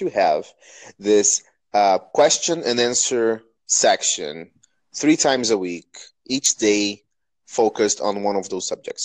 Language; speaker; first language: English; non-native, fluent; Portuguese